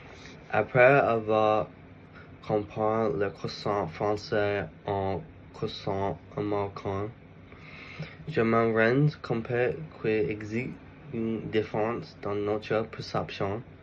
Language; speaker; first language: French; non-native, learner; English